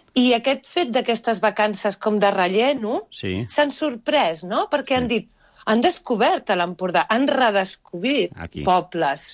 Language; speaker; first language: Catalan; non-native, local second language; Spanish